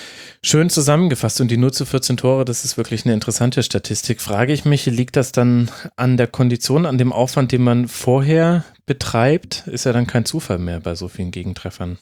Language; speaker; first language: German; native; German